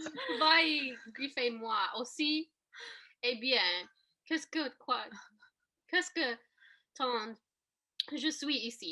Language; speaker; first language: French; non-native, learner; English